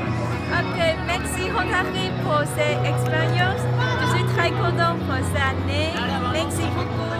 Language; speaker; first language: French; non-native, learner; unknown